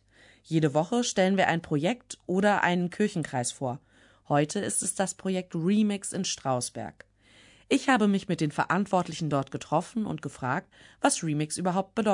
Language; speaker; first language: German; native; German